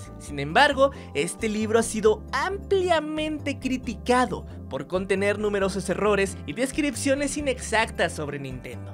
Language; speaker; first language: Spanish; native; Spanish